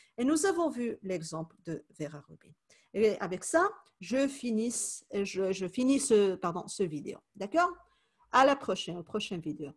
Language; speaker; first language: French; non-native, fluent; Spanish